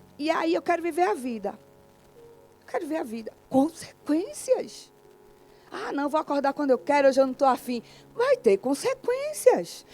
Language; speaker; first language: Portuguese; native; Portuguese